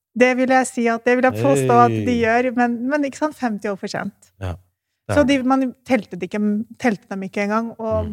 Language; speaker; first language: Norwegian; early bilingual, other home language; Urdu